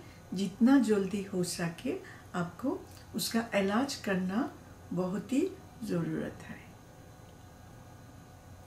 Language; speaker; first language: Hindi; non-native, learner; Bangla